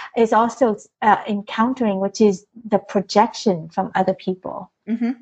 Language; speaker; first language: English; early bilingual, other home language; Vietnamese